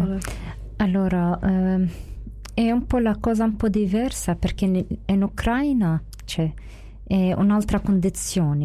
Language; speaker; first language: Italian; non-native, fluent; Arabic